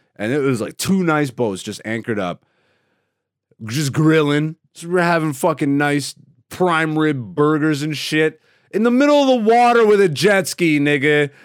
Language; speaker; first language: English; non-native, fluent; Greek